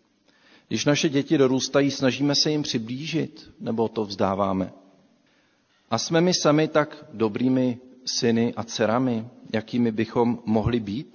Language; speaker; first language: Czech; native; Czech